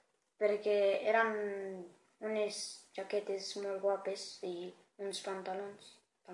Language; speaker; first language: Catalan; non-native, learner; Spanish